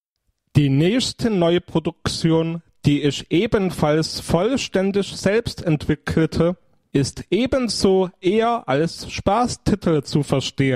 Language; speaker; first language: German; native; German